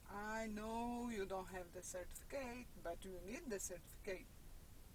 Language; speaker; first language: English; non-native, learner; Portuguese